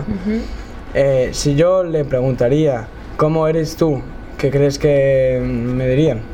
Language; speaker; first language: Spanish; non-native, learner; German